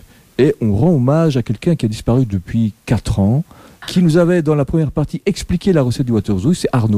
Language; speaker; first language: French; native; French